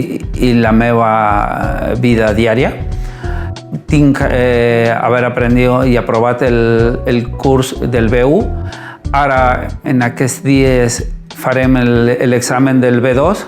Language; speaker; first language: Catalan; non-native, learner; Spanish